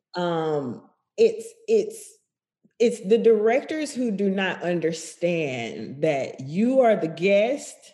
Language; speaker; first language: English; native; English